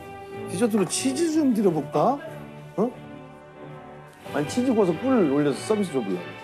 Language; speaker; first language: Korean; native; Korean